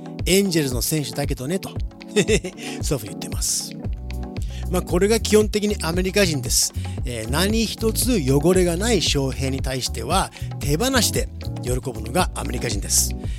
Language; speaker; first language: Japanese; early bilingual, heritage; Japanese